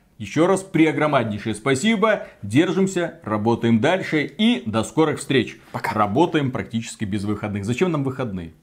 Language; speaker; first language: Russian; native; Russian